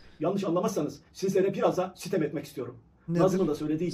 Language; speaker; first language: Turkish; native; Turkish